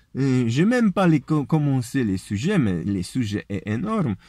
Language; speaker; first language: French; non-native, fluent; Polish